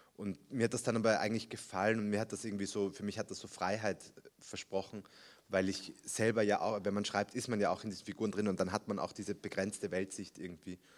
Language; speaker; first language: German; early bilingual, other home language; Spanish